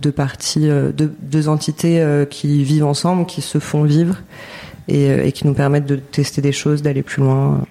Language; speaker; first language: French; native; French